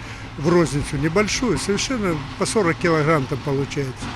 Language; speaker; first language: Russian; native; Russian